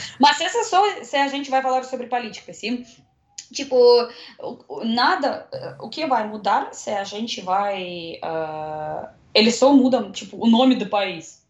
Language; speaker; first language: Portuguese; non-native, learner; Russian